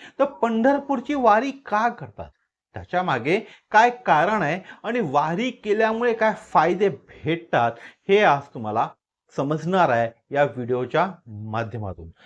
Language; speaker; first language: Marathi; native; Marathi